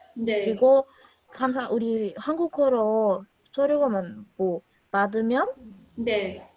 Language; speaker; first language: Korean; non-native, fluent; Spanish